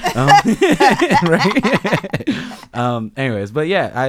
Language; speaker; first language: English; native; English